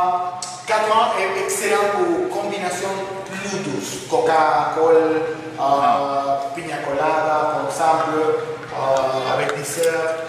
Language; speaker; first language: French; non-native, learner; Spanish